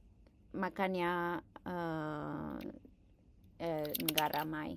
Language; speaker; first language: Indonesian; non-native, learner; English